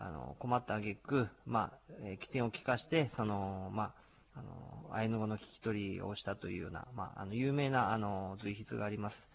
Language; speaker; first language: Japanese; native; Japanese